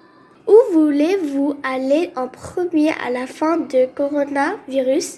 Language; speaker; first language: French; non-native, learner; Korean